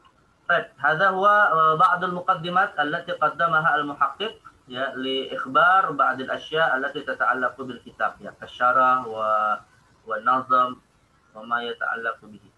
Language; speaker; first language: Arabic; non-native, fluent; Indonesian